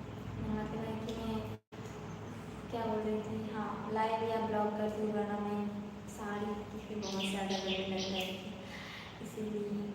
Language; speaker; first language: Hindi; non-native, local second language; Bangla